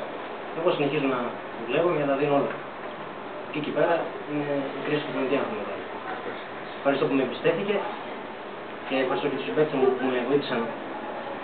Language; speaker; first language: Greek; non-native, fluent; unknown